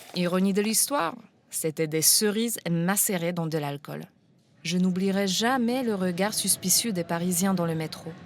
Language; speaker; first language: French; non-native, fluent; Polish